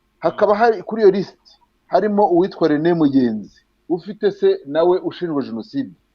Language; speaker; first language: Kinyarwanda; native; Kinyarwanda